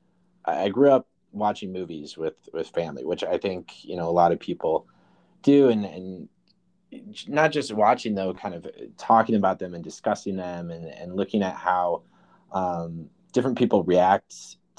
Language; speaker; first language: English; native; English